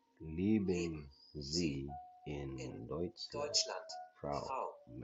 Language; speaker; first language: German; non-native, learner; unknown